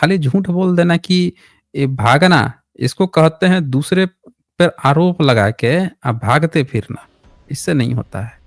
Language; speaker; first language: Hindi; native; Hindi